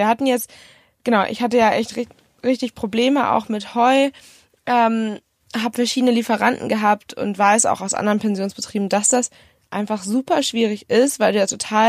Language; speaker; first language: German; native; German